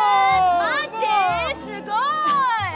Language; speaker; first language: Japanese; non-native, learner; Chinese